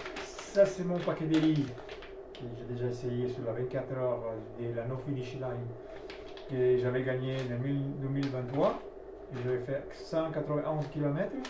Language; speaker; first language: French; non-native, learner; Italian